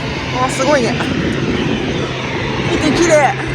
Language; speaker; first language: Japanese; native; Japanese